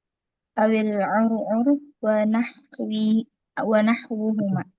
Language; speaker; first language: Arabic; non-native, learner; Indonesian